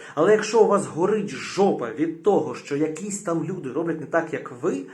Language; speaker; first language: Ukrainian; non-native, local second language; Russian